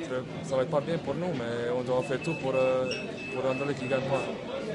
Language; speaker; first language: French; non-native, fluent; Croatian